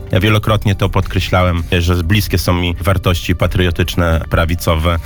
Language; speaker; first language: Polish; native; Polish